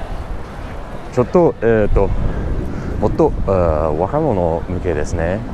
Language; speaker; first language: Japanese; non-native, learner; English